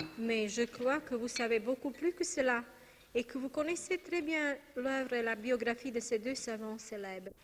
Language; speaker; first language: French; non-native, fluent; Macedonian